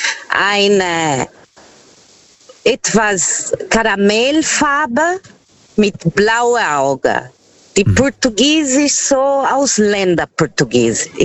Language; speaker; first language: German; non-native, fluent; Portuguese